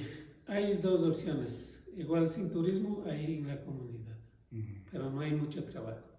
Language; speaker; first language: Spanish; non-native, local second language; Quechua